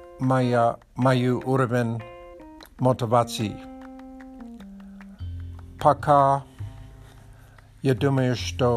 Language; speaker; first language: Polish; non-native, learner; English